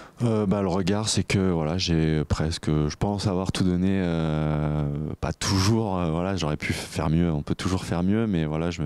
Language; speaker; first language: French; native; French